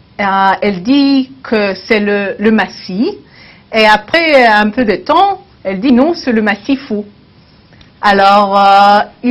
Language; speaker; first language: French; non-native, learner; Hebrew